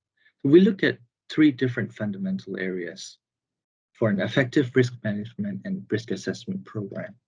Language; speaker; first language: English; non-native, fluent; Burmese